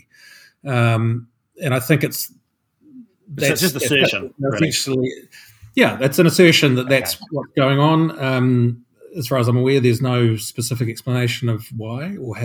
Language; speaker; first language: English; native; English